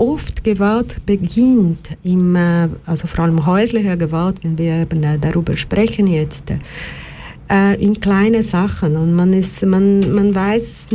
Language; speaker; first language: German; non-native, fluent; Portuguese